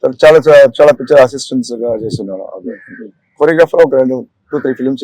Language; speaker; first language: Telugu; non-native, local second language; Tamil